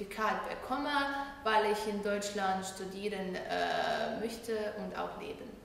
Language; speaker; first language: German; non-native, learner; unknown